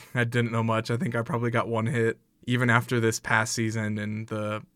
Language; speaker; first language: English; native; English